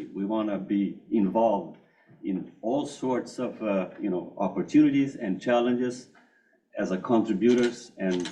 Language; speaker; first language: English; non-native, fluent; Portuguese